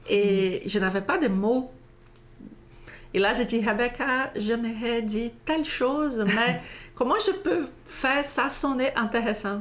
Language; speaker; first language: French; non-native, fluent; Portuguese